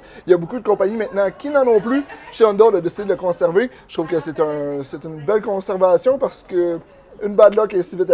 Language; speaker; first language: French; native; French